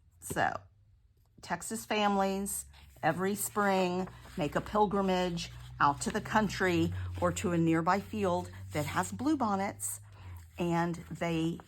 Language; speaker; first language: English; native; English